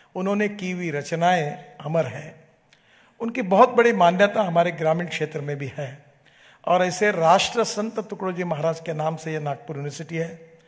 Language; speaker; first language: Hindi; non-native, local second language; Marathi